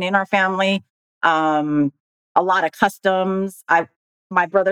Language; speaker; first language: English; native; English